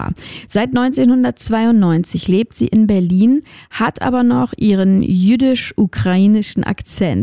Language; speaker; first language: German; native; German